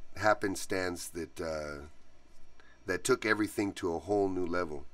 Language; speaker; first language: English; early bilingual, other home language; Spanish